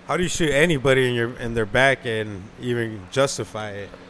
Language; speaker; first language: English; early bilingual, other home language; Spanish